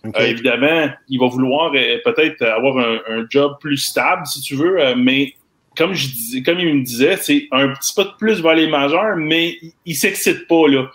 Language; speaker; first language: French; native; French